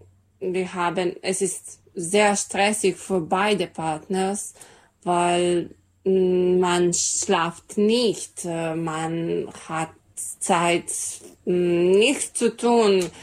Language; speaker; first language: German; non-native, learner; Serbian